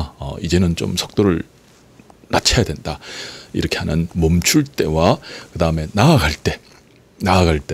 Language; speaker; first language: Korean; native; Korean